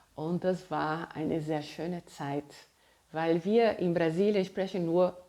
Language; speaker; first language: German; non-native, fluent; Portuguese